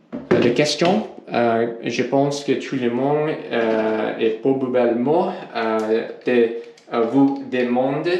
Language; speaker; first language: French; non-native, learner; English